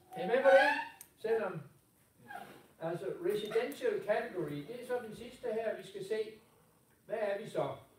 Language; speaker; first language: Danish; native; Danish